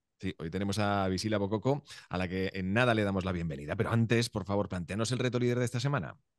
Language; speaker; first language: Spanish; native; Spanish